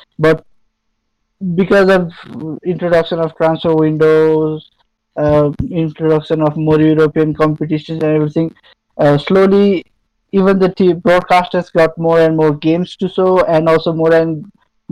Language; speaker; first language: English; non-native, local second language; Nepali